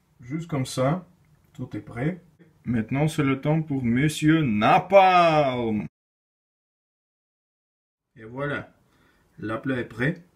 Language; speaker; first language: French; non-native, learner; Russian